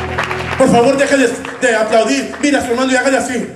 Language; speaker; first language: Spanish; native; Spanish